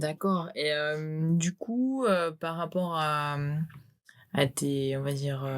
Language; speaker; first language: French; native; French